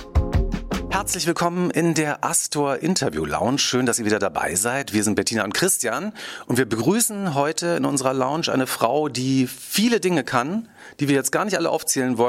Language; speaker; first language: German; native; German